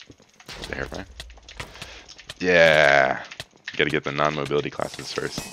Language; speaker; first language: English; native; English